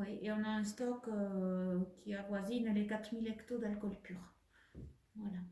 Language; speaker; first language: French; native; French